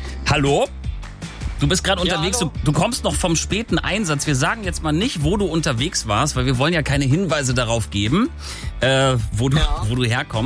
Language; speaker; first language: German; native; German